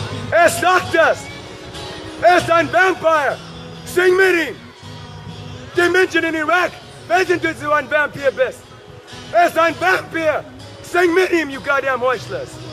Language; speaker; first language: German; non-native, learner; English